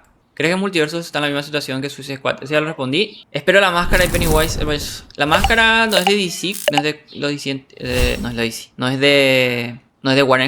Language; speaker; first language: Spanish; native; Spanish